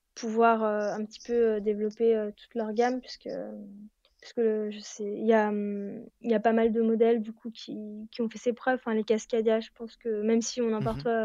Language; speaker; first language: French; native; French